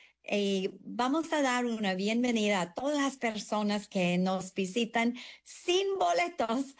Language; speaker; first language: Spanish; non-native, fluent; English